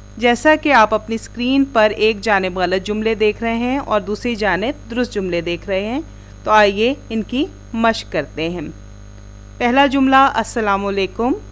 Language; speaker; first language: Urdu; native; Urdu